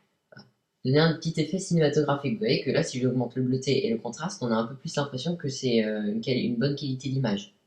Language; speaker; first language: French; native; French